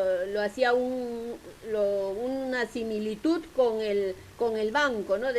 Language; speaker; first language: Spanish; native; Spanish